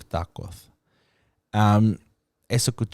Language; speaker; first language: Spanish; non-native, learner; English